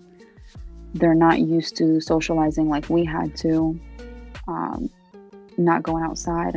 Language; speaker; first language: English; early bilingual, other home language; Arabic